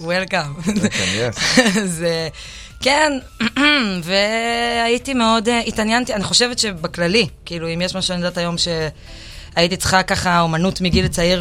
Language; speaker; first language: Hebrew; native; Hebrew